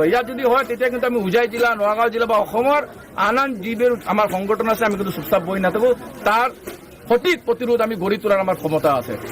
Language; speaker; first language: Assamese; non-native, local second language; Bangla